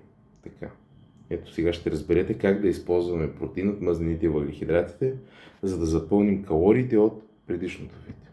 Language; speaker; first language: Bulgarian; native; Bulgarian